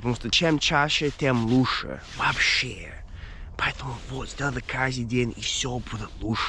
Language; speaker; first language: Russian; non-native, fluent; English